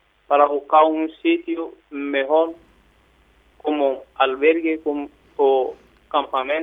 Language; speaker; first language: Spanish; non-native, learner; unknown